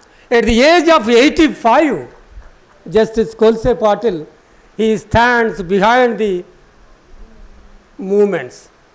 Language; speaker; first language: English; non-native, local second language; Telugu